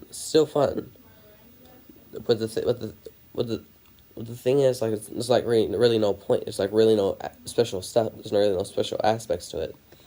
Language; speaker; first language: English; native; English